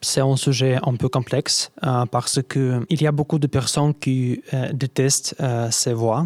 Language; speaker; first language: French; non-native, learner; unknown